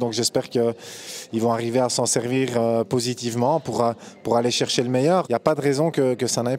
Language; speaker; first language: French; native; French